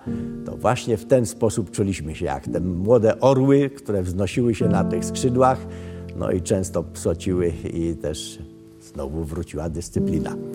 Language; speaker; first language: Polish; early bilingual, other home language; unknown